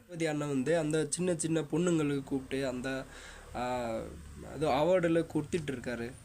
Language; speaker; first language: Tamil; non-native, fluent; Nepali